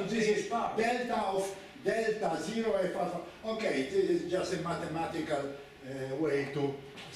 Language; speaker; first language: English; non-native, fluent; Polish